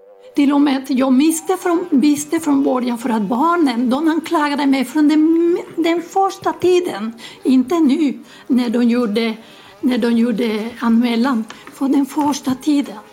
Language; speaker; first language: Swedish; non-native, fluent; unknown